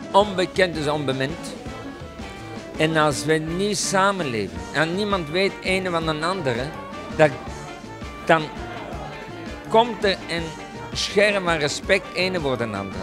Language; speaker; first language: Dutch; non-native, local second language; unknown